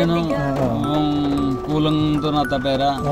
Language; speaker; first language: Filipino; non-native, local second language; Punjabi